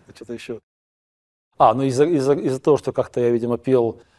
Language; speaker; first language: Russian; native; Russian